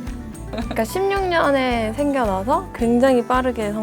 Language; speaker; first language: Korean; native; Korean